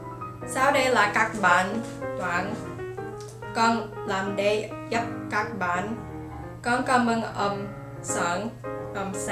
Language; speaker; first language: Vietnamese; early bilingual, heritage; Vietnamese